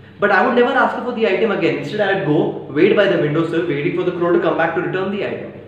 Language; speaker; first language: English; non-native, local second language; Maithili